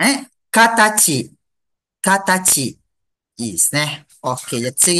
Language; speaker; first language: Japanese; non-native, fluent; Malay